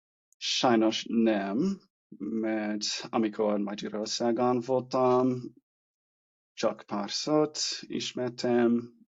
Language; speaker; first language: Hungarian; non-native, learner; English